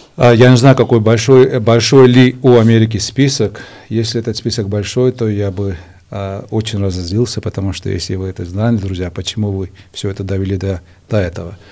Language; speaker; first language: Russian; non-native, local second language; Georgian